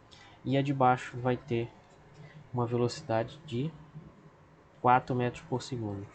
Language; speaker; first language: Portuguese; native; Portuguese